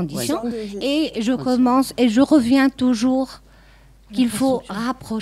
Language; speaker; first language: French; non-native, local second language; Arabic